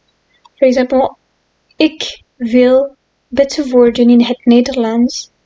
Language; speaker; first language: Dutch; non-native, learner; French